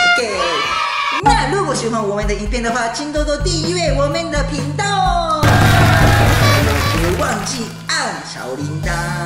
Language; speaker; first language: Chinese; non-native, fluent; Japanese